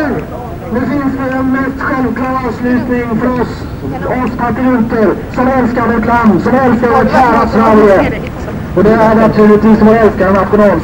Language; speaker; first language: Swedish; native; Swedish